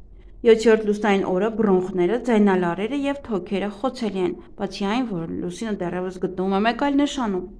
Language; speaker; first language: Armenian; native; Armenian